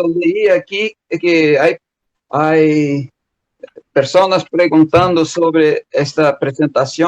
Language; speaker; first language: Spanish; non-native, fluent; Portuguese